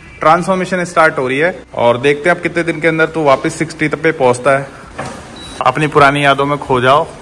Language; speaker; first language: Hindi; native; Hindi